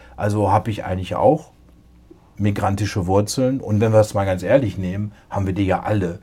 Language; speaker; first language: German; native; German